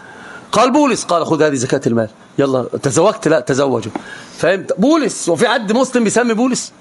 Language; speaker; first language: Arabic; native; Arabic